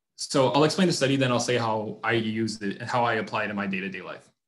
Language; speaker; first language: English; non-native, fluent; French